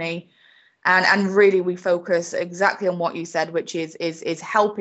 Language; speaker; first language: English; native; English